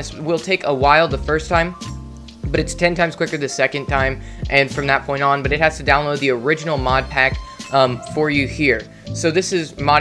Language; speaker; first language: English; native; English